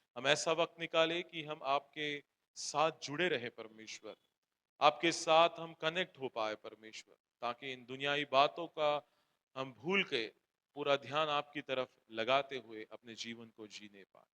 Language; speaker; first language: Hindi; non-native, local second language; Marathi